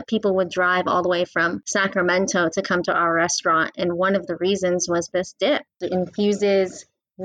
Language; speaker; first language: English; native; English